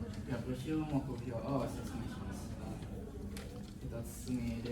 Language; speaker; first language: Japanese; non-native, learner; Indonesian